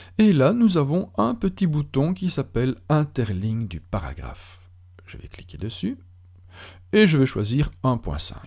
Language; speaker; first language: French; native; French